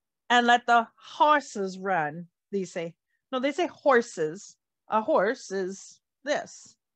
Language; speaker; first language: English; native; English